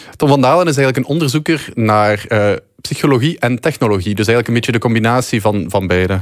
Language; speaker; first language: Dutch; native; Dutch